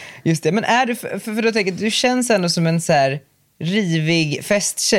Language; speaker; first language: Swedish; native; Swedish